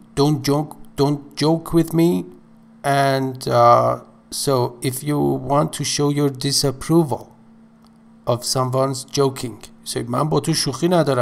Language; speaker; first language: English; non-native, fluent; Persian